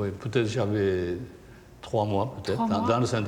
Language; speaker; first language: French; non-native, fluent; Japanese